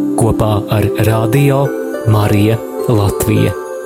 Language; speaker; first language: Latvian; native; Latvian